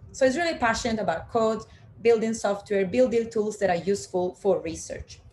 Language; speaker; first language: English; non-native, fluent; Italian